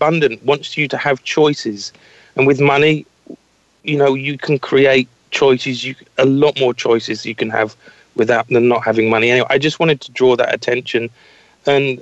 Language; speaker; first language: English; native; English